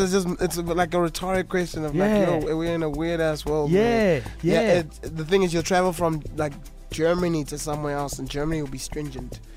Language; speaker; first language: English; non-native, local second language; Zulu